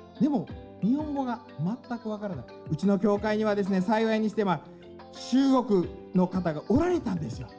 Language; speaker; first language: Japanese; native; Japanese